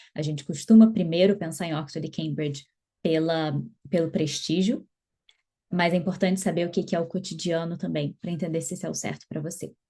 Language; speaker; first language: Portuguese; native; Portuguese